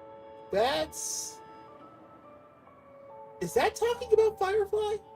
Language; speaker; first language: English; native; English